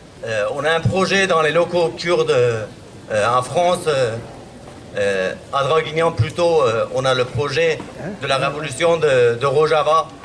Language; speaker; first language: French; non-native, fluent; Kurdish